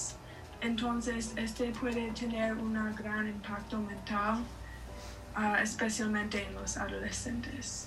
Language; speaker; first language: Spanish; non-native, learner; English